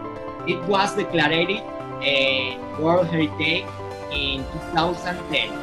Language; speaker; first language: English; non-native, fluent; Spanish